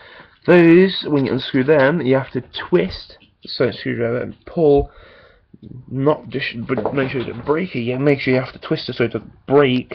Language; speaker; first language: English; native; English